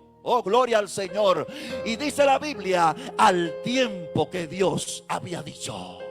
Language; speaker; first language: Spanish; native; Spanish